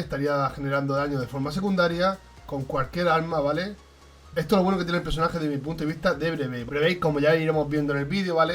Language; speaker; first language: Spanish; native; Spanish